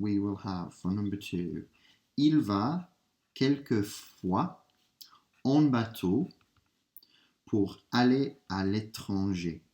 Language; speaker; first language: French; non-native, fluent; English